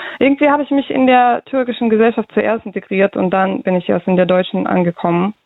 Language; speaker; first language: German; early bilingual, other home language; Russian